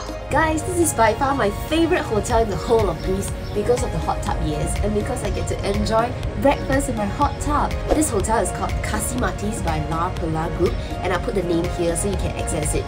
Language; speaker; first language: English; non-native, local second language; Chinese